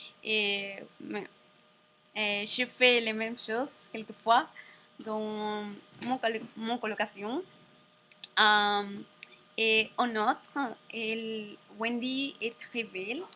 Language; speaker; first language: French; non-native, learner; Spanish